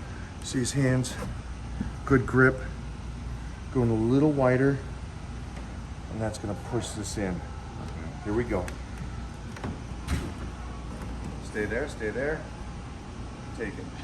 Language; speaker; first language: English; native; English